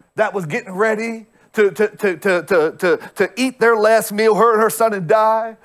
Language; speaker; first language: English; native; English